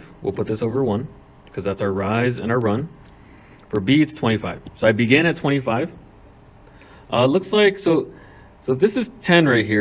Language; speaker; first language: English; native; English